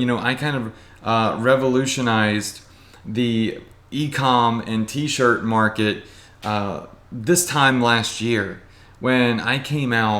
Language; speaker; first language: English; native; English